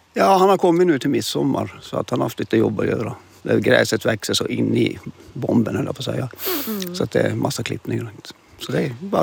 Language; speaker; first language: Swedish; non-native, local second language; Finnish